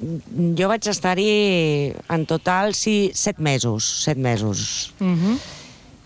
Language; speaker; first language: Catalan; non-native, local second language; Spanish